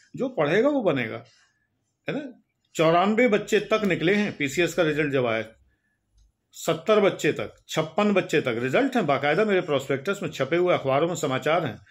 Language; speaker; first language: Hindi; native; Hindi